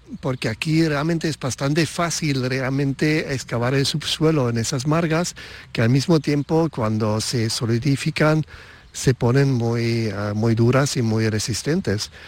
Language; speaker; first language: Spanish; non-native, fluent; German